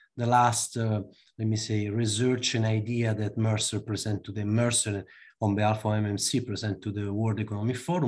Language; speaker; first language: English; non-native, fluent; Italian